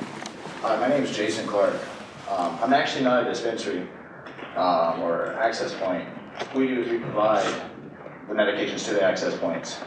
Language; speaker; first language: English; native; English